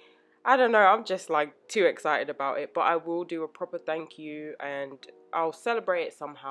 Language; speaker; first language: English; native; English